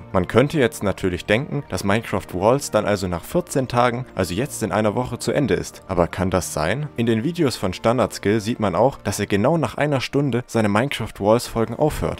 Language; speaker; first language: German; native; German